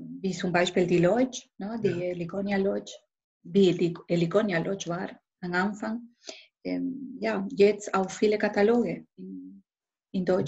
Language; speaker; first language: German; non-native, fluent; Spanish